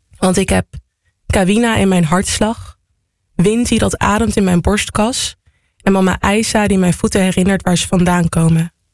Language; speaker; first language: Dutch; native; Dutch